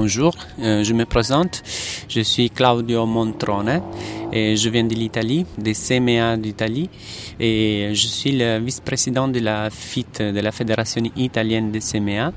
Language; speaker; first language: French; non-native, fluent; Italian